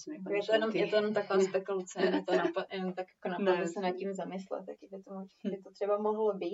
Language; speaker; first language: Czech; native; Czech